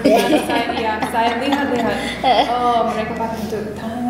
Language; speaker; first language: Indonesian; non-native, fluent; English